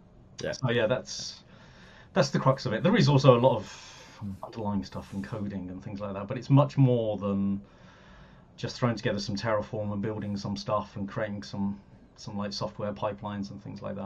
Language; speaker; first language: English; native; English